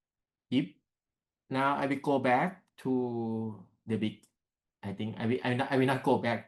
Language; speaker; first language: English; non-native, learner; Thai